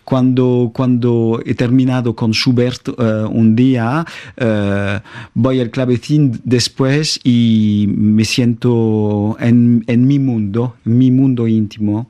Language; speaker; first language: Spanish; non-native, fluent; French